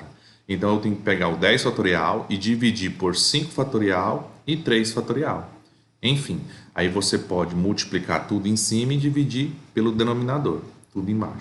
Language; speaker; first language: Portuguese; native; Portuguese